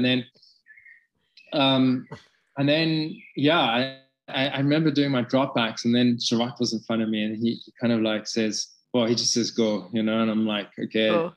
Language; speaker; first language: English; native; English